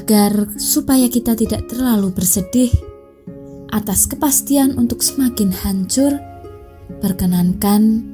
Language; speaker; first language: Indonesian; native; Indonesian